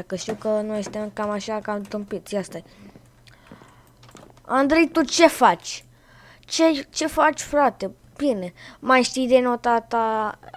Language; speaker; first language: Romanian; native; Romanian